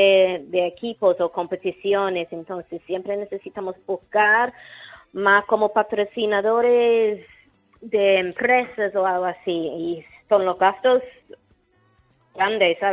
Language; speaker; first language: Spanish; non-native, fluent; English